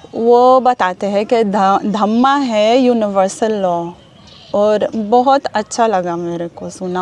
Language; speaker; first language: Hindi; non-native, learner; Hebrew